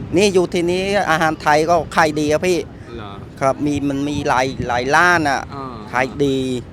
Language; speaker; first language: Thai; non-native, learner; Khmer